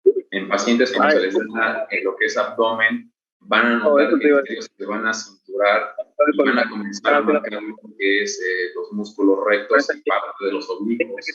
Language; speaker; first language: Spanish; native; Spanish